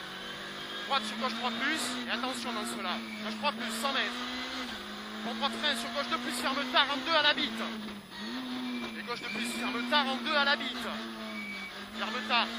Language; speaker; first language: French; native; French